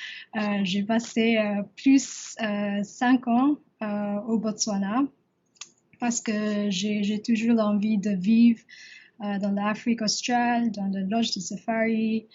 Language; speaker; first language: French; non-native, learner; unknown